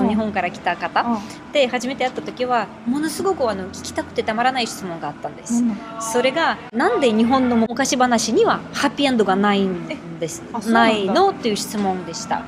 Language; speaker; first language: Japanese; non-native, fluent; Russian